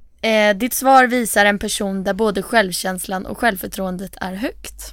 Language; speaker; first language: Swedish; native; Swedish